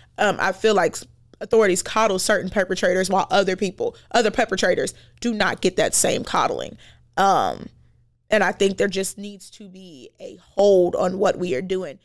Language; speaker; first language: English; native; English